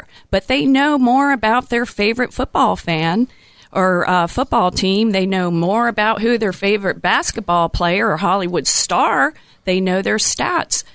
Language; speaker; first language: English; native; English